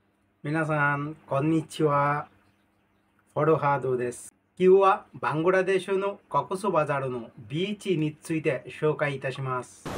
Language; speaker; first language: Japanese; non-native, learner; Bangla